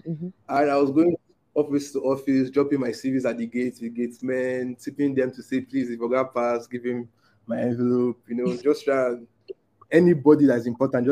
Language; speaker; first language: English; non-native, local second language; Igbo